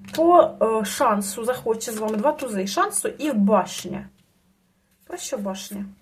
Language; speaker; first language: Ukrainian; non-native, local second language; Russian